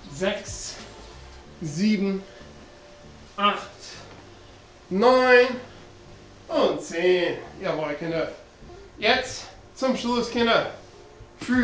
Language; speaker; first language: German; non-native, learner; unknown